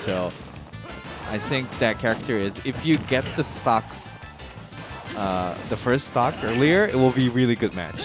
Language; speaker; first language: English; non-native, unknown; Japanese